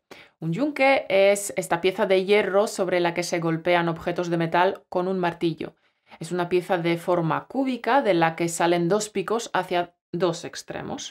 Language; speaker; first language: Spanish; native; Spanish